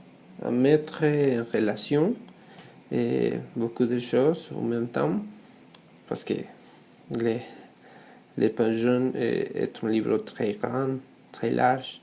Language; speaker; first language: French; non-native, learner; Spanish